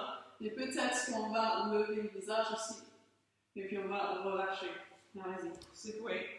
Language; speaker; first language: French; native; French